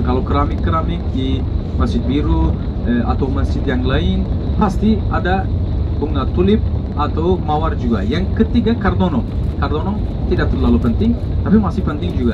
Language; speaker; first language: Indonesian; non-native, fluent; Turkish